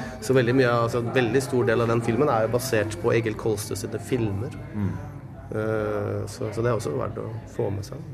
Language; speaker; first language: Norwegian; native; Norwegian